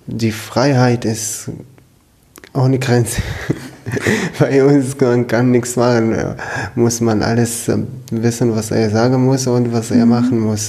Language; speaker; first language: German; non-native, learner; Arabic